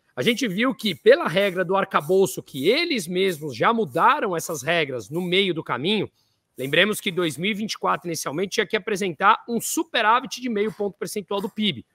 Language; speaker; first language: Portuguese; native; Portuguese